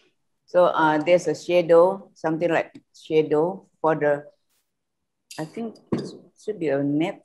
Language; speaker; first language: English; non-native, learner; Indonesian